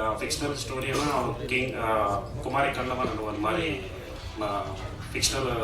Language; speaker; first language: Tamil; non-native, learner; Telugu